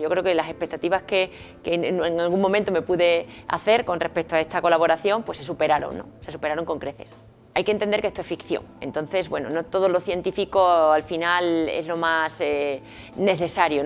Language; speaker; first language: Spanish; native; Spanish